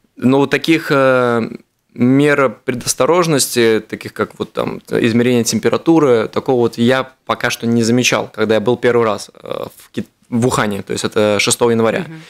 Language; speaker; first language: Russian; native; Russian